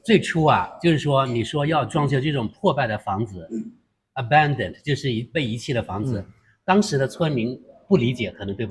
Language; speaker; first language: Chinese; native; Chinese